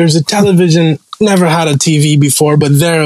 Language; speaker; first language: English; non-native, local second language; Kinyarwanda